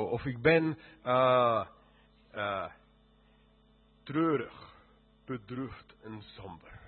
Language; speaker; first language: Dutch; non-native, fluent; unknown